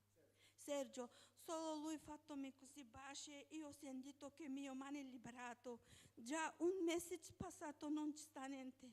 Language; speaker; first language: Italian; non-native, learner; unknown